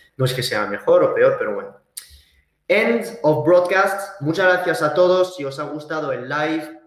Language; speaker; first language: Spanish; early bilingual, heritage; Spanish